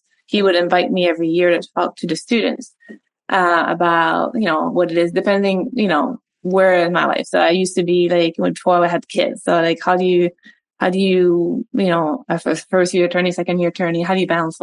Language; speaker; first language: English; non-native, fluent; French